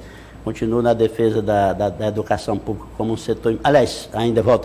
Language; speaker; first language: Portuguese; native; Portuguese